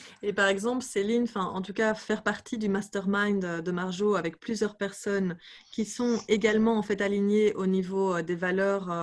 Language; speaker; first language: French; native; French